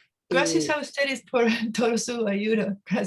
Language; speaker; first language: Spanish; non-native, learner; English